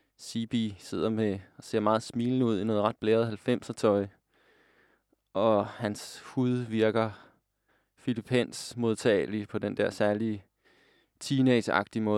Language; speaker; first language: Danish; native; Danish